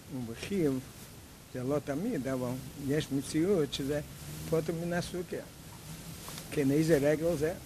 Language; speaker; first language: Hebrew; non-native, fluent; Yiddish